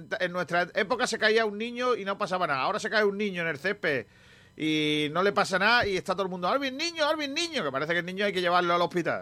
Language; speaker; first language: Spanish; native; Spanish